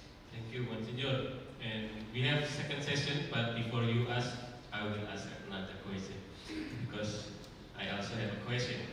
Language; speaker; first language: English; non-native, fluent; Indonesian